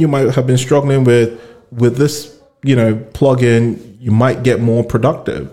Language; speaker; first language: English; non-native, local second language; Yoruba